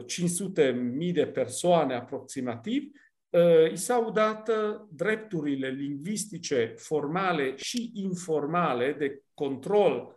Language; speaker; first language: Romanian; non-native, fluent; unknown